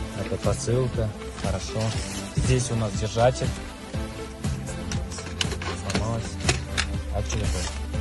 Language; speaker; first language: Russian; non-native, local second language; Kazakh